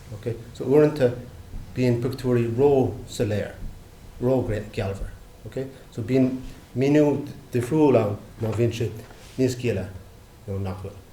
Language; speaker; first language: Irish; non-native, local second language; English